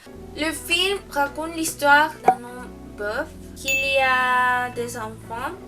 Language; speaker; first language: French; non-native, learner; Spanish